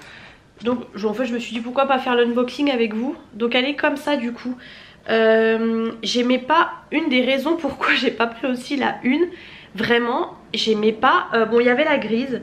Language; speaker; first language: French; native; French